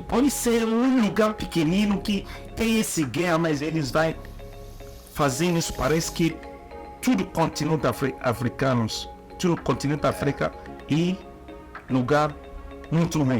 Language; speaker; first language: Portuguese; non-native, learner; Igbo